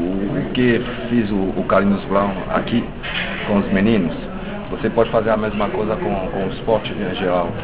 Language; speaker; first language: Portuguese; non-native, local second language; French